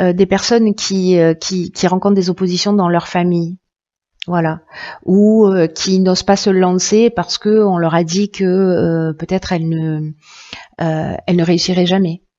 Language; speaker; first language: French; native; French